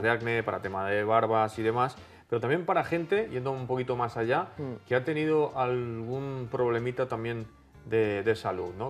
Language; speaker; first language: Spanish; native; Spanish